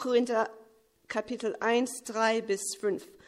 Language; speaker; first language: German; early bilingual, heritage; English